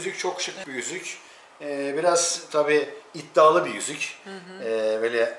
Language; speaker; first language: Turkish; native; Turkish